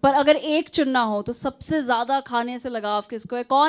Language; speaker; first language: Hindi; native; Hindi